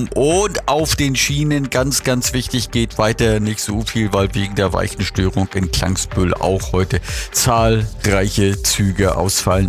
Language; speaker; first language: German; native; German